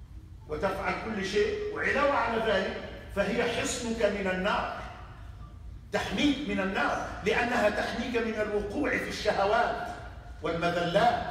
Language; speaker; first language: Arabic; native; Arabic